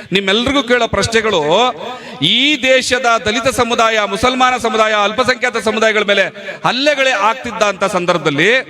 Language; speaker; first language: Kannada; non-native, local second language; Tulu